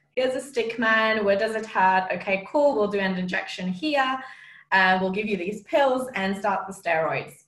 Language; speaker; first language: English; non-native, fluent; Romanian